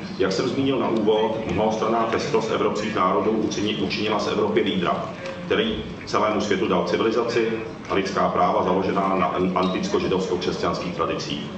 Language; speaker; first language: Czech; early bilingual, other home language; Japanese